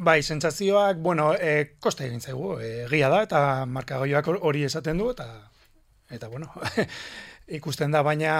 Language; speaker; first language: Basque; non-native, local second language; Spanish